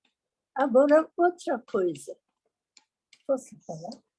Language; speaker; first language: Portuguese; non-native, learner; Persian